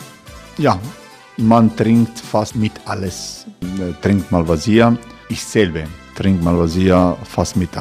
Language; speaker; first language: German; non-native, learner; Croatian